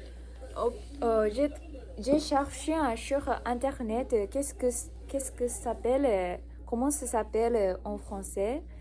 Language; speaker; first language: French; non-native, learner; Japanese